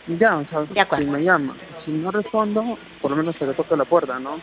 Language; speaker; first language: Spanish; native; Spanish